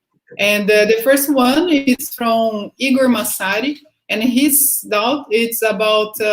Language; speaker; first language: English; non-native, fluent; Portuguese